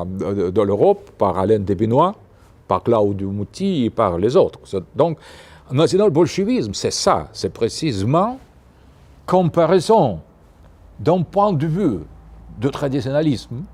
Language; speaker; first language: French; non-native, fluent; Russian